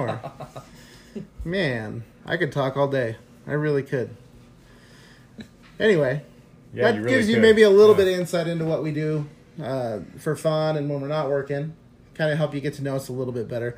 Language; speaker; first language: English; native; English